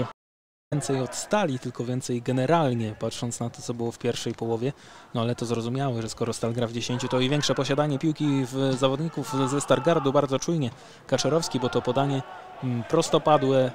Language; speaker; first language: Polish; native; Polish